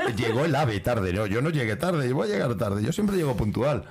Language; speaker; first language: Spanish; native; Spanish